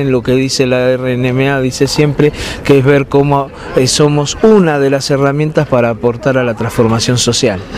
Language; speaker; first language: Spanish; native; Spanish